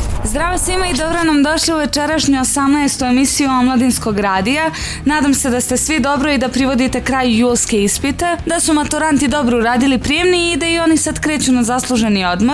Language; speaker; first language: Serbian; native; Serbian